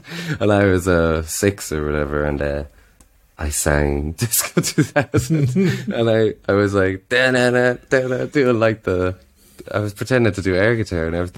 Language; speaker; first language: English; native; English